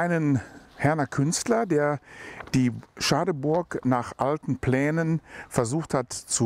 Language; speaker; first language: German; native; German